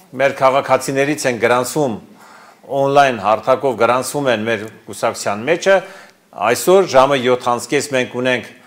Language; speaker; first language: Armenian; native; Armenian